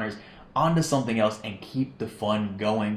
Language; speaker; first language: English; native; English